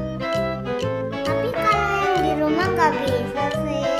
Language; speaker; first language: Indonesian; early bilingual, other home language; Korean